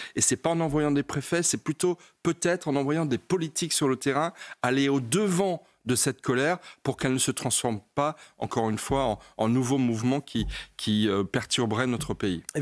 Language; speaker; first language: French; native; French